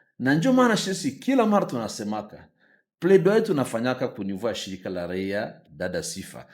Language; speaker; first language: Swahili; native; Swahili